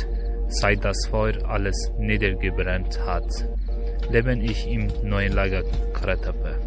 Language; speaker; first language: German; non-native, learner; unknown